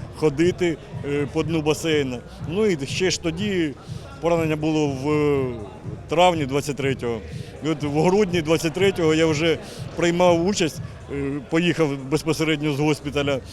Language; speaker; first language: Ukrainian; native; Ukrainian